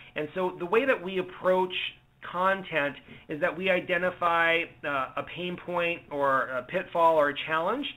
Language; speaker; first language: English; native; English